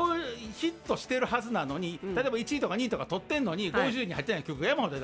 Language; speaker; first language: Japanese; native; Japanese